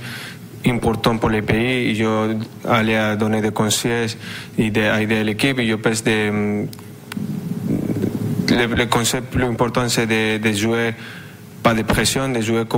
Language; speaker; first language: French; non-native, fluent; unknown